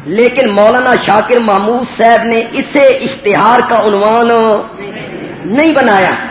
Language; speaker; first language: Urdu; non-native, local second language; Punjabi